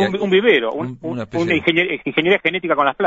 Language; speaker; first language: Spanish; native; Spanish